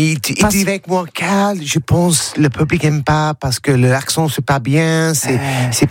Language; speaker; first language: French; non-native, learner; English